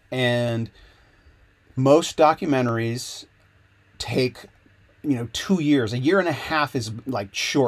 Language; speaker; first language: English; native; English